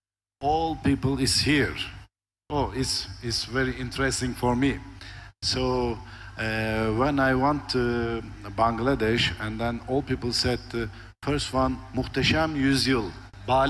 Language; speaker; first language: English; non-native, learner; Turkish